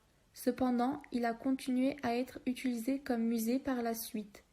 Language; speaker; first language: French; non-native, learner; Turkish